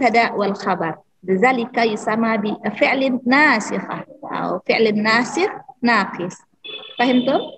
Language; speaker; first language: Arabic; non-native, fluent; Indonesian